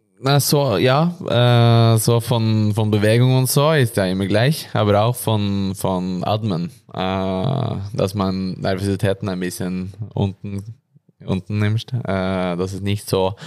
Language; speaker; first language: German; non-native, learner; Norwegian